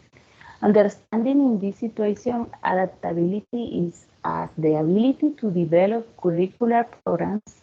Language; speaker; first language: English; non-native, learner; Spanish